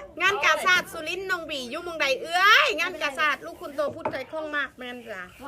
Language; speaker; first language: Thai; non-native, local second language; Northeastern Thai